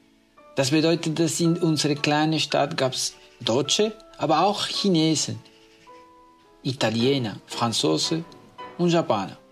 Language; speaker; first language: German; non-native, fluent; Spanish